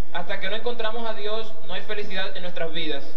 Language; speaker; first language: Spanish; native; Spanish